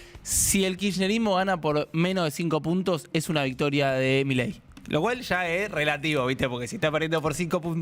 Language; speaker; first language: Spanish; native; Spanish